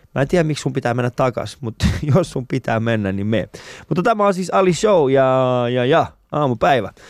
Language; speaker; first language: Finnish; early bilingual, other home language; Persian